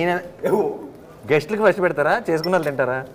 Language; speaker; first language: Telugu; native; Telugu